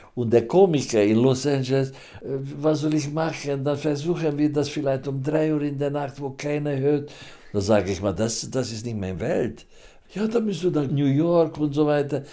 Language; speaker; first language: German; non-native, fluent; Hungarian